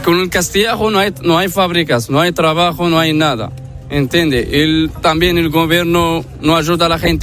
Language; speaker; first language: Spanish; non-native, learner; Arabic